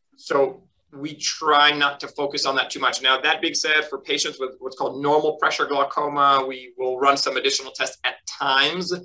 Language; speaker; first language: English; native; English